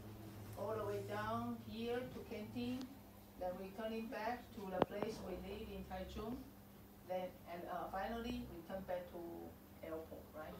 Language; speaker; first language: English; non-native, fluent; Chinese